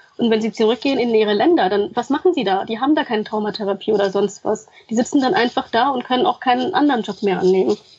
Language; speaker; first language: German; early bilingual, other home language; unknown